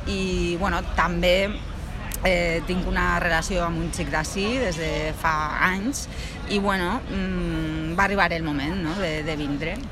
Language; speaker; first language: Catalan; non-native, local second language; Spanish